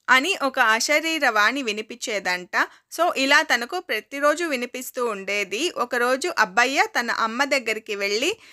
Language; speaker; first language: Telugu; non-native, local second language; Kannada